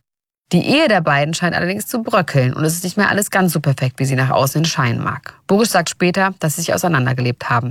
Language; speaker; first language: German; native; German